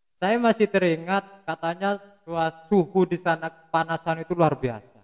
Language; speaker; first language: Indonesian; non-native, local second language; Madurese